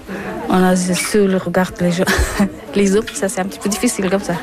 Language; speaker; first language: French; non-native, learner; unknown